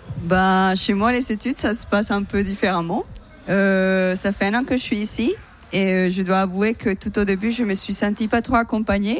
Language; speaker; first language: French; non-native, fluent; Spanish